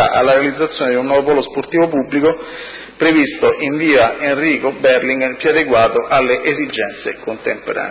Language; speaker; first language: Italian; native; Italian